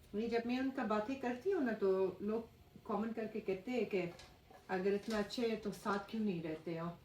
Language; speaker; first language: Urdu; non-native, fluent; Persian